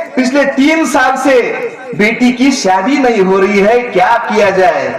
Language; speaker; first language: Hindi; non-native, local second language; Marathi